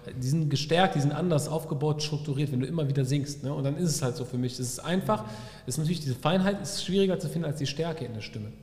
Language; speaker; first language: German; early bilingual, other home language; Arabic